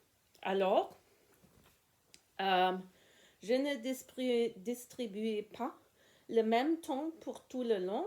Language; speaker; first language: French; non-native, learner; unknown